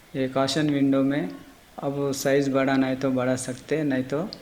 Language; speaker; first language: Hindi; non-native, local second language; Telugu